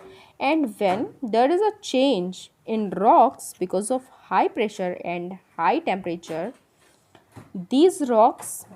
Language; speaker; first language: English; non-native, local second language; Hindi